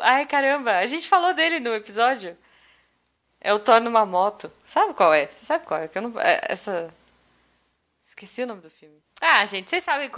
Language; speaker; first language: Portuguese; native; Portuguese